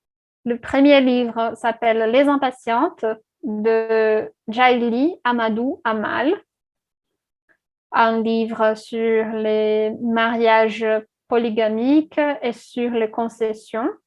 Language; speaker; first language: French; non-native, fluent; Portuguese